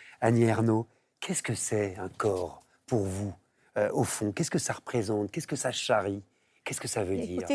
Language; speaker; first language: French; native; French